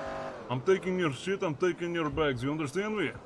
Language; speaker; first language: English; native; English